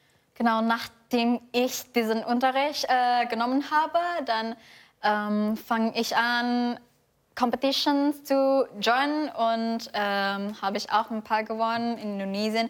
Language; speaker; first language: German; non-native, fluent; Indonesian